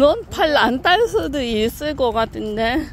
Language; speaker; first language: Korean; non-native, fluent; Filipino